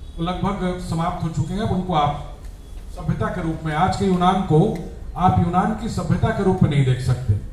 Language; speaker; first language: Hindi; native; Hindi